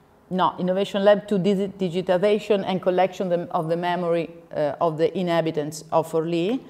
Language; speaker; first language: English; non-native, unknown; Italian